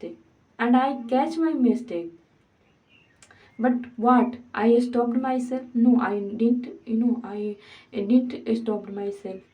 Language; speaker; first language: English; non-native, fluent; Hindi